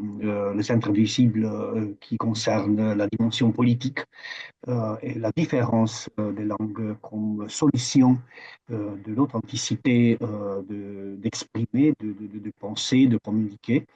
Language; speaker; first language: French; non-native, fluent; Romanian